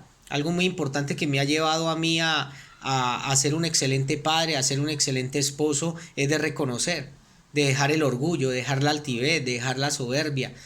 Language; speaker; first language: Spanish; native; Spanish